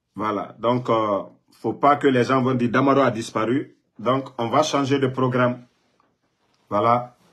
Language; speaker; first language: French; non-native, local second language; Mandingo